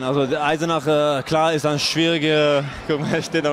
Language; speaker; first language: German; non-native, fluent; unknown